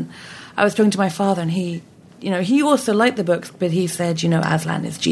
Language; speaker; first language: English; native; English